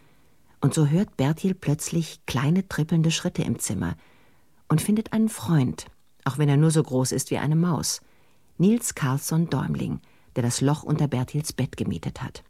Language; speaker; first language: German; native; German